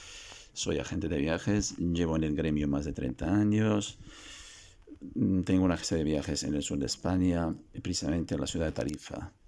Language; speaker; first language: Spanish; non-native, fluent; Arabic